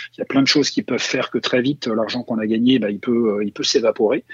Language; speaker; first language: French; native; French